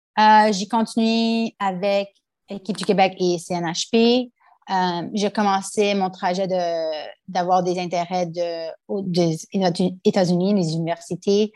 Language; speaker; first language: French; non-native, local second language; English